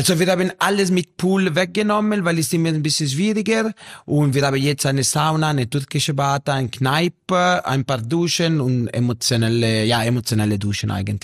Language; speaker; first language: German; non-native, local second language; Italian